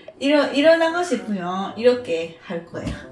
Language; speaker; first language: Korean; non-native, learner; Japanese